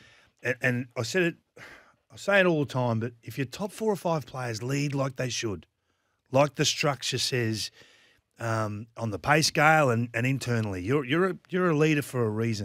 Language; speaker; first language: English; native; English